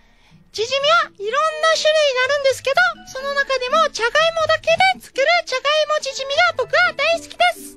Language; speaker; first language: Japanese; non-native, fluent; Korean